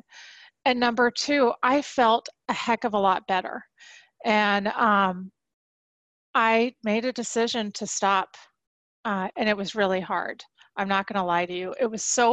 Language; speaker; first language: English; native; English